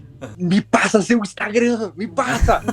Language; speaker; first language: Portuguese; non-native, fluent; Japanese